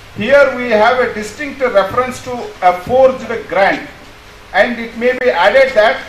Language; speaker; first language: English; non-native, local second language; Kannada